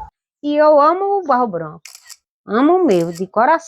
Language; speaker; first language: Portuguese; native; Portuguese